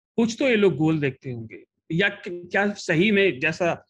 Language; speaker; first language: Hindi; native; Hindi